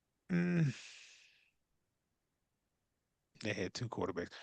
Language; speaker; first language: English; native; English